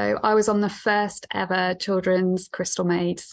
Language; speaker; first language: English; native; English